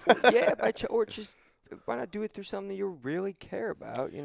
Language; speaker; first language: English; native; English